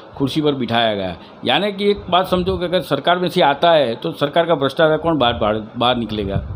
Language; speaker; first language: Hindi; native; Hindi